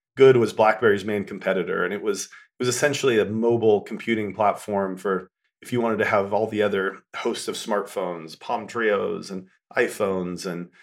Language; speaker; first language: English; native; English